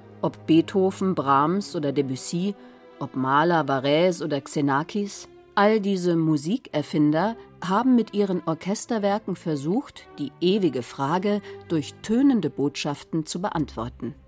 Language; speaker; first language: German; native; German